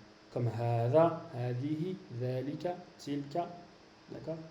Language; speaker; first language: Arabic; non-native, fluent; French